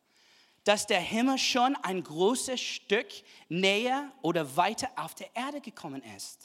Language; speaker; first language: German; non-native, fluent; English